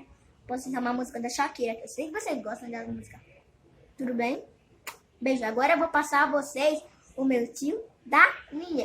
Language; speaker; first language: Portuguese; early bilingual, other home language; Haitian Creole